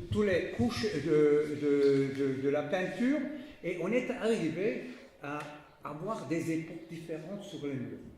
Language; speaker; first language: French; non-native, fluent; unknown